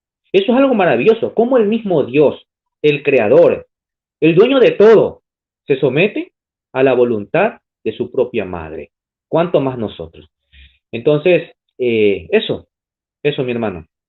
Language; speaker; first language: Spanish; native; Spanish